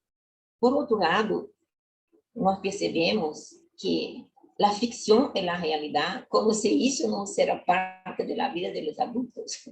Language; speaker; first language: Spanish; non-native, learner; Portuguese